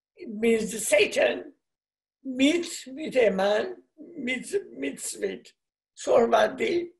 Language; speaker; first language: English; non-native, learner; Persian